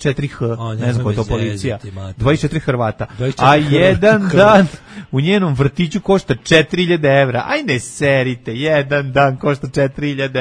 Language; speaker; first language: Serbian; native; Serbian